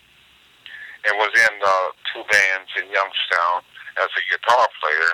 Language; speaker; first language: English; native; English